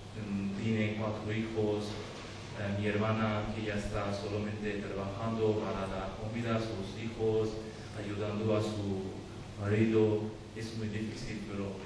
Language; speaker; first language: Spanish; non-native, learner; Urdu